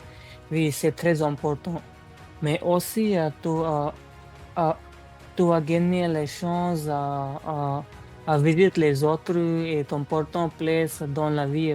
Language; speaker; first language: French; non-native, learner; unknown